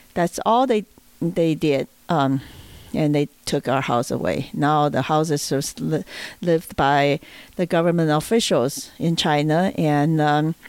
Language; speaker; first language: English; non-native, fluent; Chinese